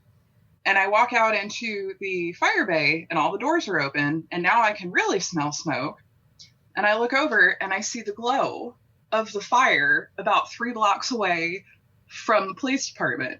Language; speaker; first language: English; native; English